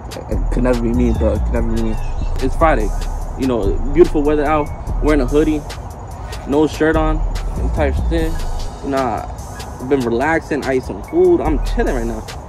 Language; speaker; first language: English; early bilingual, other home language; Spanish